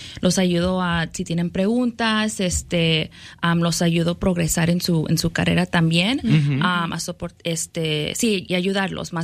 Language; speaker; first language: Spanish; early bilingual, other home language; English